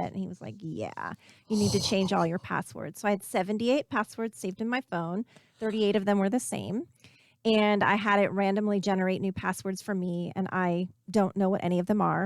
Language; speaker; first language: English; native; English